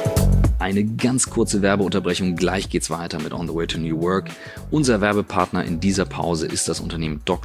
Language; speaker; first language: German; native; German